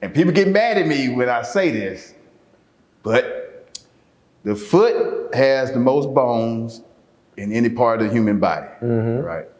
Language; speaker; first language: English; native; English